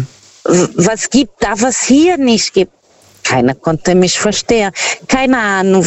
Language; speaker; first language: German; non-native, fluent; Portuguese